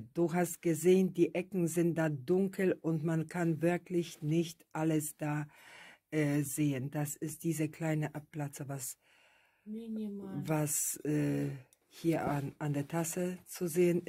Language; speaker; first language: German; non-native, fluent; Russian